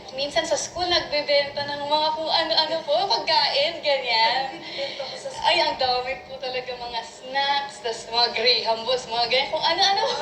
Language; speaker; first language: Filipino; non-native, local second language; Cebuano